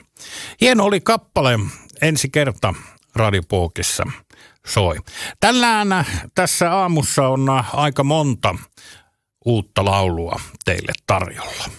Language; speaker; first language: Finnish; native; Finnish